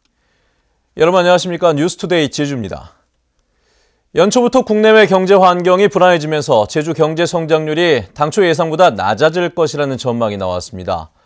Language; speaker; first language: Korean; native; Korean